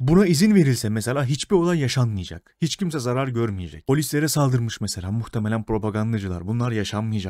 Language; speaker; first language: Turkish; native; Turkish